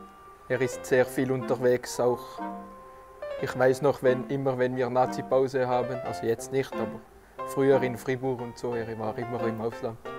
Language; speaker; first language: German; non-native, local second language; French